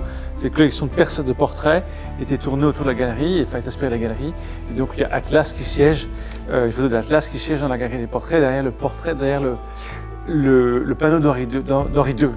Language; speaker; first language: French; native; French